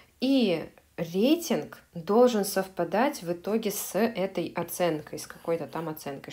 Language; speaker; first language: Russian; native; Russian